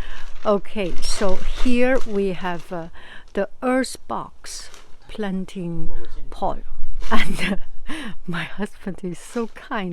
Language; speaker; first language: English; non-native, fluent; Chinese